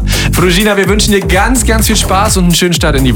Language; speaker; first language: German; native; German